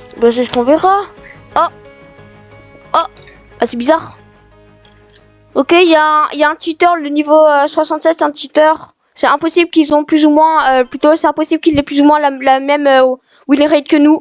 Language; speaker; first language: French; native; French